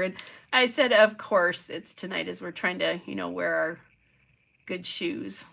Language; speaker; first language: English; native; English